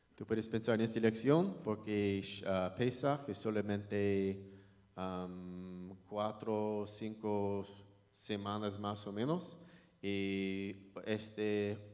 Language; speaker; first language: Spanish; non-native, learner; English